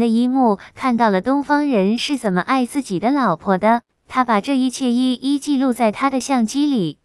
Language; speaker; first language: Chinese; non-native, fluent; Vietnamese